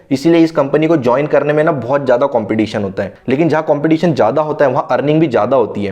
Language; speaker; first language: Hindi; non-native, local second language; Marathi